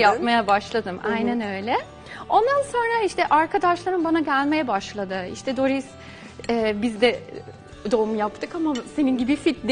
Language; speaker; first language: Turkish; non-native, fluent; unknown